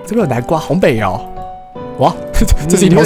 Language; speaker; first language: Chinese; native; Chinese